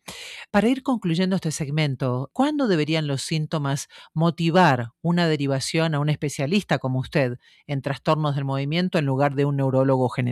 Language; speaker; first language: Spanish; native; Spanish